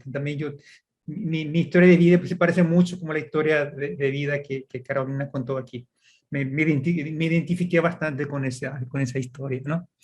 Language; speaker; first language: Spanish; early bilingual, heritage; Portuguese